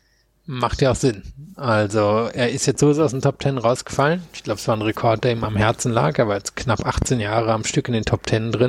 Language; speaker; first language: German; native; German